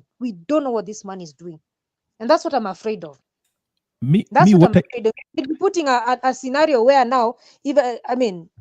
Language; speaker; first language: English; non-native, local second language; Swahili